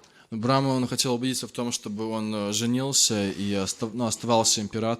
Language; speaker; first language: Russian; native; Russian